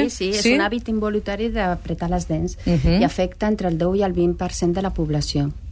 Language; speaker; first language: Catalan; non-native, local second language; Spanish